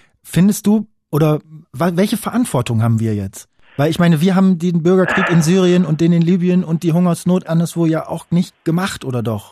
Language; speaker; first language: German; native; German